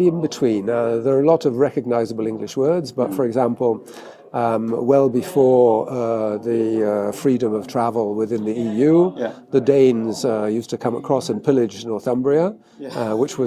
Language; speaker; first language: English; native; English